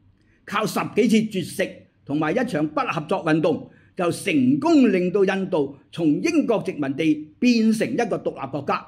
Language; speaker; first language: Chinese; native; Chinese